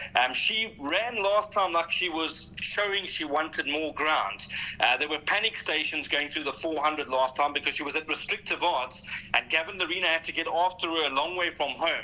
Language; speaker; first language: English; native; English